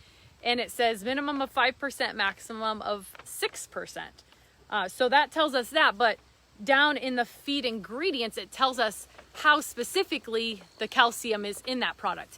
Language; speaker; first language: English; native; English